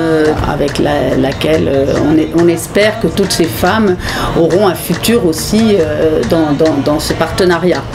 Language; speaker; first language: French; native; French